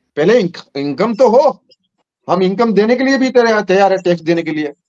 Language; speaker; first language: Hindi; non-native, local second language; Gujarati